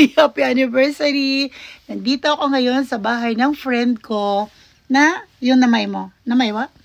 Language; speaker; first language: Filipino; native; Filipino